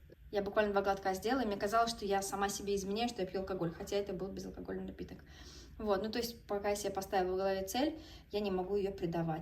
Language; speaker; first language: Russian; native; Russian